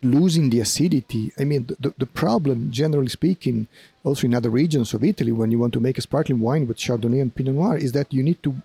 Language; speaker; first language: English; non-native, fluent; Italian